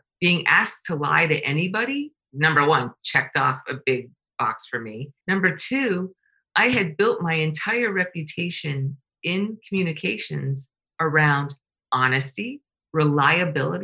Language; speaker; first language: English; native; English